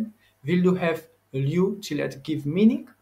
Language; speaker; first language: Danish; non-native, learner; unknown